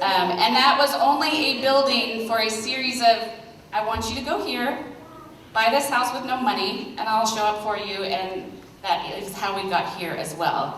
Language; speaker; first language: English; native; English